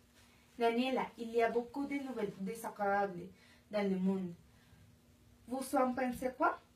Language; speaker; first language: French; non-native, learner; Spanish